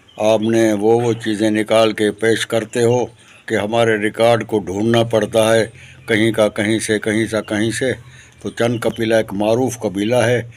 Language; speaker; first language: Urdu; non-native, local second language; Sindhi